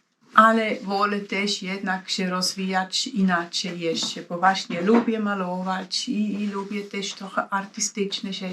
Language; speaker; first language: Polish; non-native, fluent; Swiss German